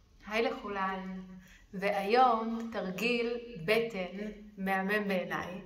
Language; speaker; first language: Hebrew; native; Hebrew